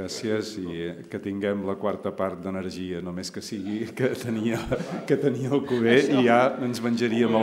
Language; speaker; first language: Catalan; native; Catalan